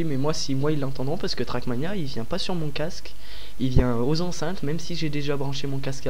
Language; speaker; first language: French; native; French